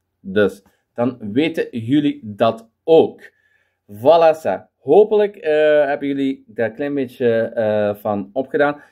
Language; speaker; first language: Dutch; native; Dutch